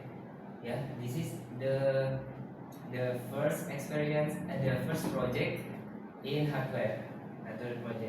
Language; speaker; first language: English; non-native, learner; Indonesian